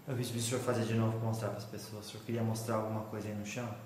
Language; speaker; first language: Portuguese; native; Portuguese